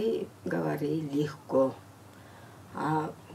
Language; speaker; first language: Russian; non-native, local second language; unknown